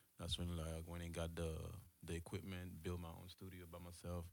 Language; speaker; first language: English; early bilingual, other home language; Haitian Creole